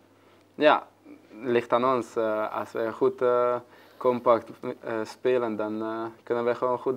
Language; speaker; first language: Dutch; non-native, learner; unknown